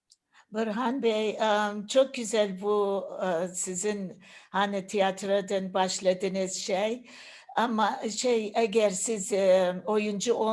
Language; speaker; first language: Turkish; non-native, learner; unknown